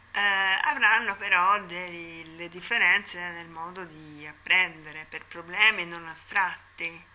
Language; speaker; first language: Italian; native; Italian